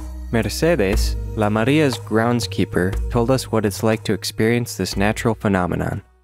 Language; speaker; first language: English; native; English